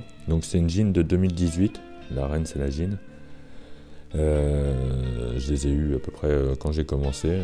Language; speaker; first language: French; native; French